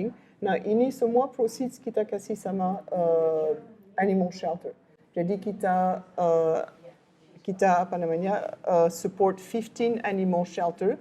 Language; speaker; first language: Indonesian; non-native, learner; French